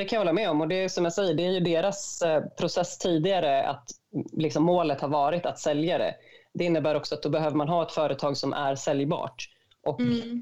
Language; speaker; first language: Swedish; native; Swedish